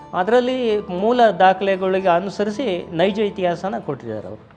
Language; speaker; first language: Kannada; native; Kannada